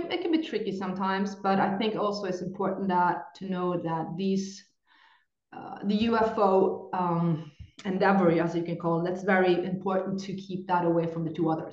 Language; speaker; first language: English; non-native, fluent; Norwegian